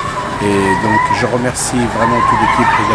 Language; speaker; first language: French; non-native, fluent; Kurdish